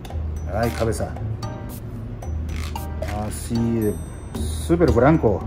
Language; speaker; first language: Spanish; non-native, learner; Japanese